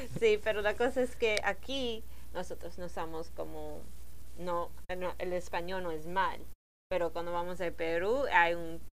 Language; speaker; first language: Spanish; early bilingual, heritage; Spanish